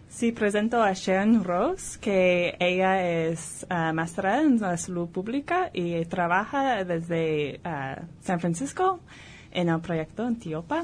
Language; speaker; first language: Spanish; early bilingual, heritage; Spanish